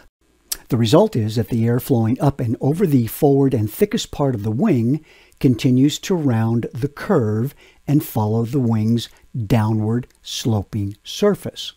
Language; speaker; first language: English; native; English